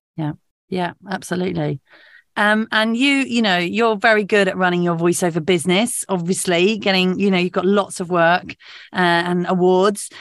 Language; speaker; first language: English; native; English